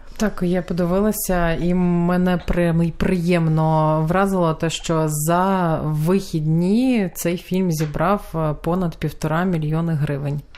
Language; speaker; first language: Ukrainian; native; Ukrainian